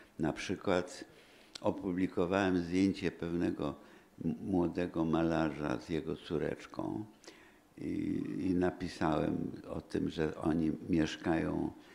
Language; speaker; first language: Polish; native; Polish